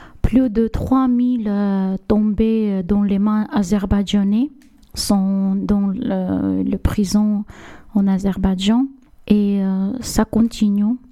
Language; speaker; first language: French; non-native, learner; Armenian